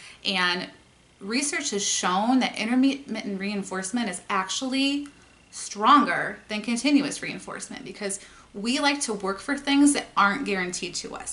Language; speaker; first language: English; native; English